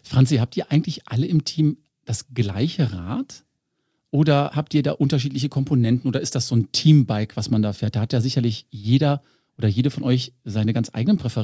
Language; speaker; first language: German; native; German